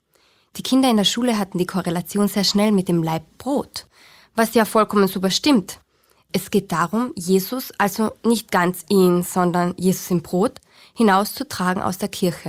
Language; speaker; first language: German; native; German